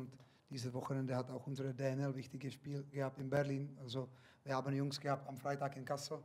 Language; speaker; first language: German; non-native, fluent; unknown